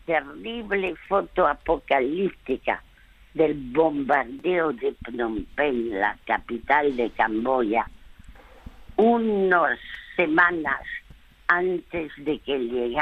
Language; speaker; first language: Spanish; early bilingual, other home language; French